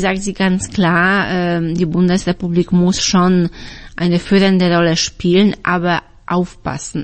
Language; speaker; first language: German; non-native, fluent; Polish